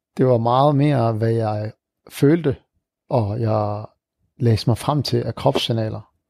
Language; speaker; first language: Danish; early bilingual, other home language; Arabic